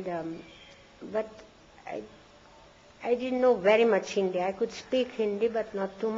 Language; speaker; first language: English; non-native, fluent; German